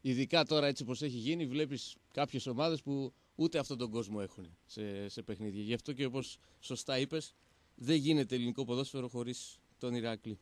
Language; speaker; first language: Greek; native; Greek